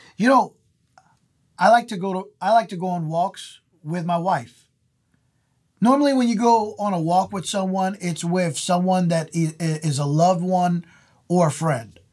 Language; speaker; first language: English; native; English